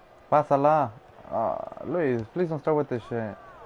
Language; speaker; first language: English; early bilingual, other home language; Spanish